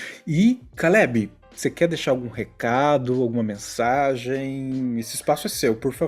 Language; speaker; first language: Portuguese; native; Portuguese